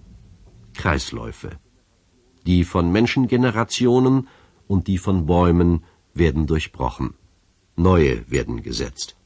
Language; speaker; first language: German; native; German